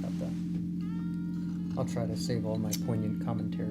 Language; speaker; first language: English; native; English